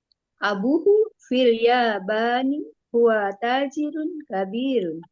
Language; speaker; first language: Arabic; non-native, learner; Indonesian